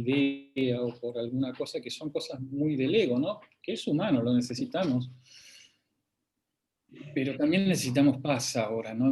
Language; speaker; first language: Spanish; native; Spanish